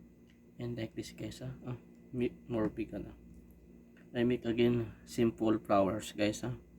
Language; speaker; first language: English; non-native, local second language; Filipino